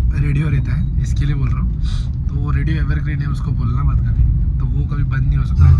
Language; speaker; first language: Hindi; non-native, local second language; Marathi